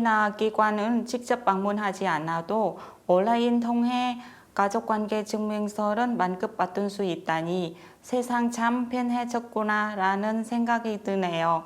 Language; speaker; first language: Korean; non-native, fluent; Vietnamese